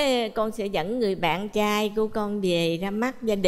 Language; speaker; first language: Vietnamese; native; Vietnamese